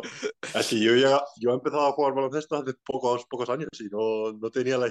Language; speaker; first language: Spanish; non-native, fluent; Icelandic